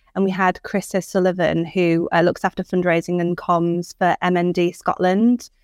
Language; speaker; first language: English; native; English